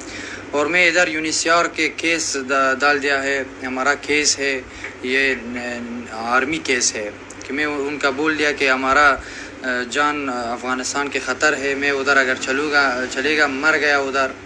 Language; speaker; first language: Hindi; non-native, learner; Persian